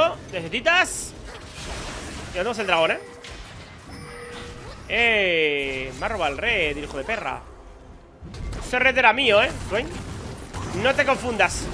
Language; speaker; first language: Spanish; native; Spanish